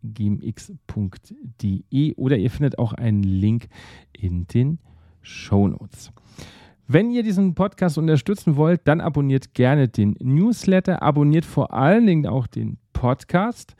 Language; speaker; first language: German; native; German